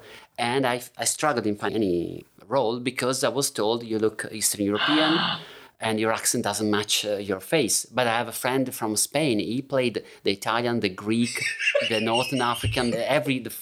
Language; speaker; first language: English; non-native, fluent; Italian